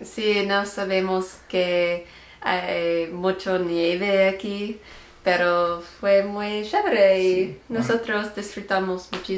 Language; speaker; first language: Spanish; non-native, learner; English